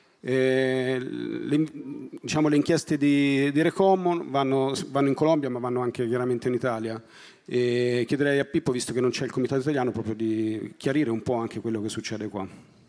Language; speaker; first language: Italian; native; Italian